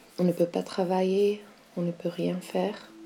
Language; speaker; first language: French; non-native, learner; German